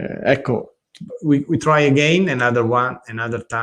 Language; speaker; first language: English; non-native, learner; Italian